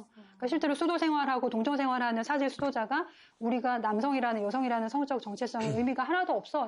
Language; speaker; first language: Korean; native; Korean